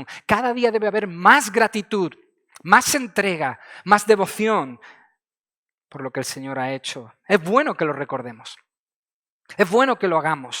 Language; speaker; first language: Spanish; native; Spanish